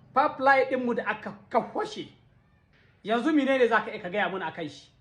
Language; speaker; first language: Hausa; native; Hausa